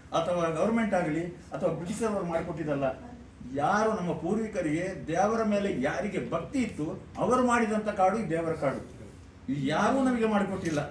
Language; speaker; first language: Kannada; non-native, local second language; Kodava